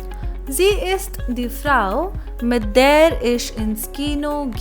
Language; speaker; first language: German; non-native, fluent; Hindi